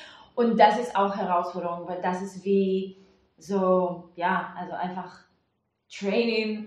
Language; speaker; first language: German; non-native, fluent; Hebrew